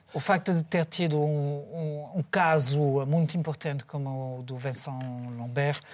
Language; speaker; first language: Portuguese; non-native, fluent; French